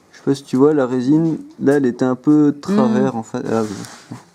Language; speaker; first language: French; native; French